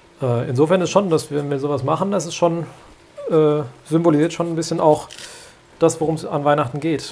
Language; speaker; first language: German; native; German